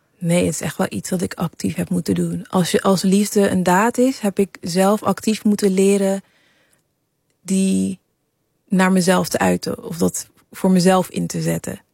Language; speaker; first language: Dutch; early bilingual, other home language; English